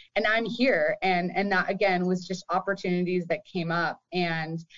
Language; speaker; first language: English; native; English